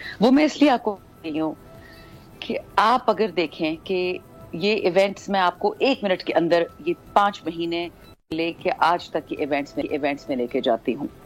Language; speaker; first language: Urdu; non-native, local second language; Pashto